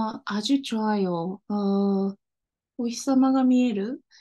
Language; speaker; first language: Korean; non-native, learner; Japanese